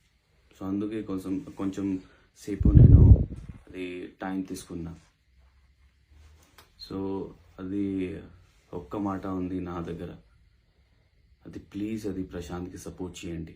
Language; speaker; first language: Telugu; non-native, local second language; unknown